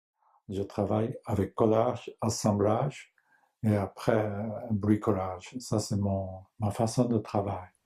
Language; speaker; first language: French; non-native, fluent; Japanese